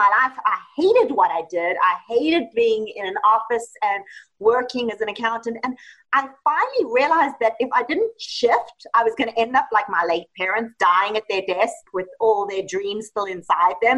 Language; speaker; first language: English; native; English